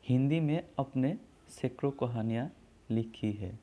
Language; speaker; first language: Hindi; non-native, local second language; Assamese